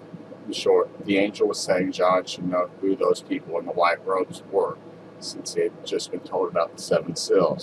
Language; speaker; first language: English; native; English